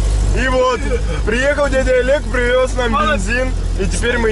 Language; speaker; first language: Russian; native; Russian